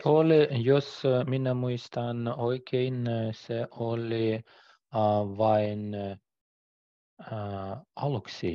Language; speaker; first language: Finnish; non-native, learner; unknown